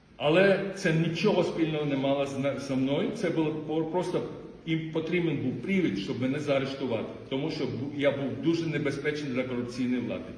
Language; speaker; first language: Ukrainian; non-native, fluent; Georgian